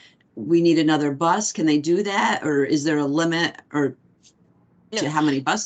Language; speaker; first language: English; native; English